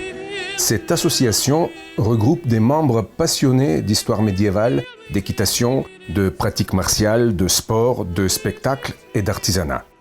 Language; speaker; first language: French; native; French